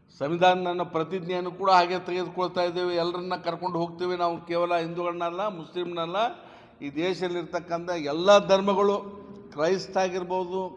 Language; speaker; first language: Kannada; native; Kannada